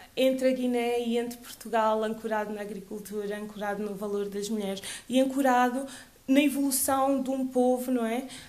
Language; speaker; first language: Portuguese; early bilingual, other home language; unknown